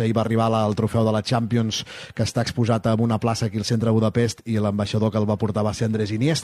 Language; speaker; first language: Catalan; native; Catalan